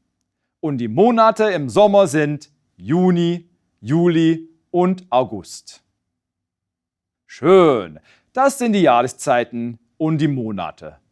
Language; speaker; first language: German; non-native, fluent; English